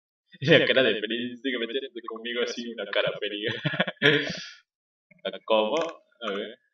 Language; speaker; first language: Spanish; native; Spanish